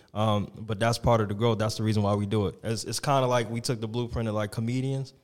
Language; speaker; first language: English; native; English